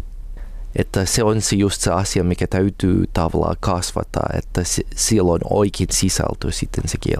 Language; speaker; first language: Finnish; non-native, learner; English